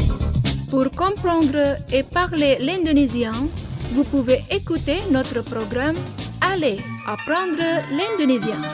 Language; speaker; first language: French; non-native, fluent; Indonesian